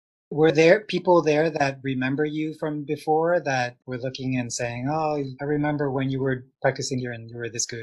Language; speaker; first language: English; early bilingual, other home language; Chinese